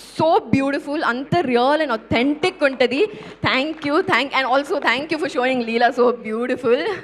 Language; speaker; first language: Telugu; native; Telugu